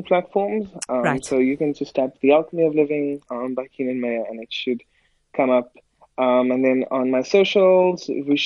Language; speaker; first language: English; native; English